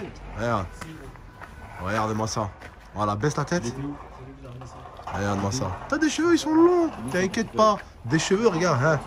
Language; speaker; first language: French; native; French